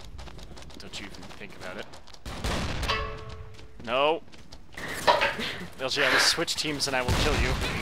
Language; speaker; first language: English; native; English